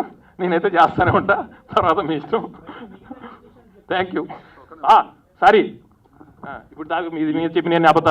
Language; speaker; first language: Telugu; native; Telugu